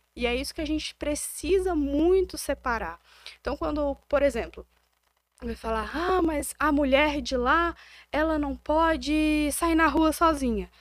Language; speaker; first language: Portuguese; native; Portuguese